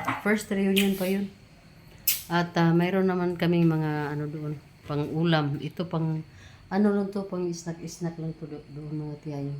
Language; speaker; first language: Filipino; non-native, local second language; Cebuano